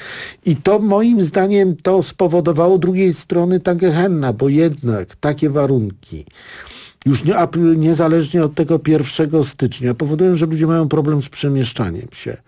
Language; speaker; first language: Polish; native; Polish